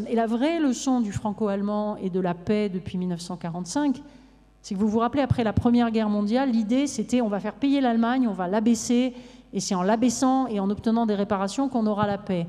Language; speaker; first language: French; native; French